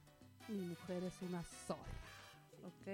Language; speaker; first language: Spanish; native; Spanish